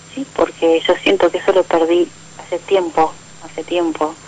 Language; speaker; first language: Spanish; native; Spanish